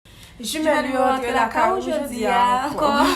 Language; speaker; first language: French; non-native, local second language; Haitian Creole